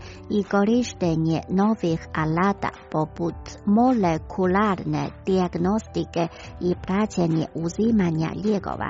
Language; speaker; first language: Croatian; non-native, fluent; Chinese